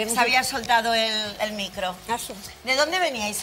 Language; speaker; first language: Spanish; native; Spanish